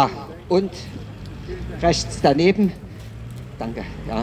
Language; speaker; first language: German; native; German